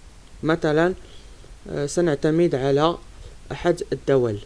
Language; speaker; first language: Arabic; native; Arabic